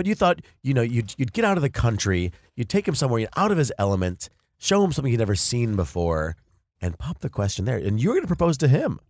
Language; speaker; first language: English; native; English